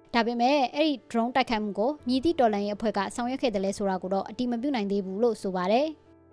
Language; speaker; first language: Burmese; native; Burmese